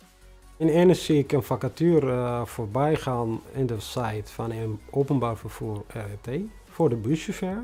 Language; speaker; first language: Dutch; non-native, fluent; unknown